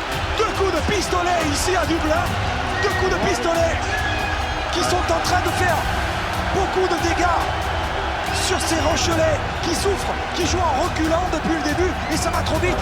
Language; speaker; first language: French; native; French